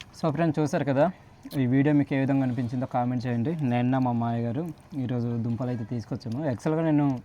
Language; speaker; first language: Telugu; non-native, local second language; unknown